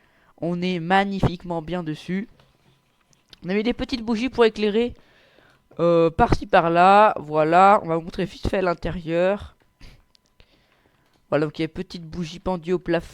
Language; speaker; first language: French; native; French